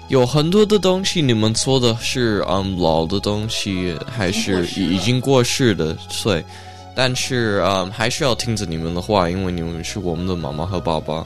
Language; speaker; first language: Chinese; early bilingual, heritage; Chinese